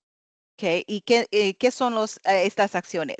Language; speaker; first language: Spanish; non-native, learner; English